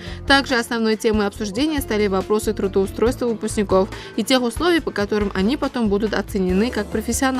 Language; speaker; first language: Russian; native; Russian